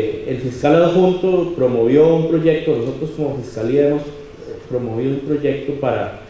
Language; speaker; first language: Spanish; native; Spanish